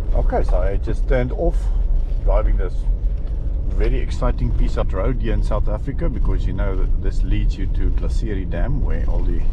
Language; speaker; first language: English; non-native, local second language; Afrikaans